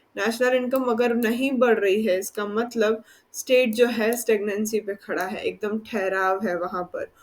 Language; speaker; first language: Hindi; non-native, local second language; Gujarati